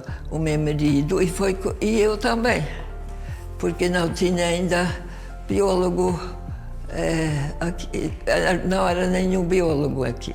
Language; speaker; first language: Portuguese; non-native, fluent; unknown